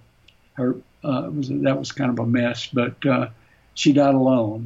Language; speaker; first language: English; native; English